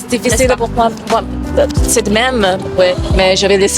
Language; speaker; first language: French; non-native, learner; Chinese